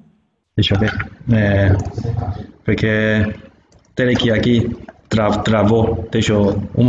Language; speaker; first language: Portuguese; non-native, learner; Chinese